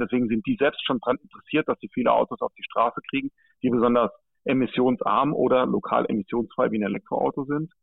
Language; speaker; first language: German; native; German